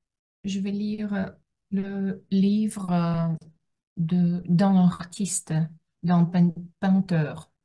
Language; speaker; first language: French; non-native, learner; Russian